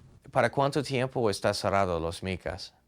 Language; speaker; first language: Spanish; non-native, learner; English